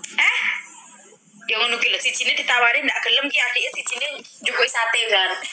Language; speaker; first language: Indonesian; non-native, local second language; Javanese